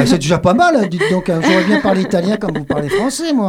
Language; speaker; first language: French; native; French